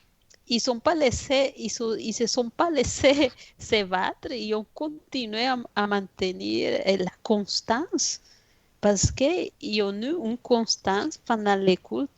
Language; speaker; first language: French; non-native, fluent; Spanish